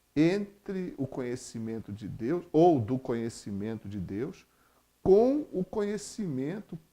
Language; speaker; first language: Portuguese; native; Portuguese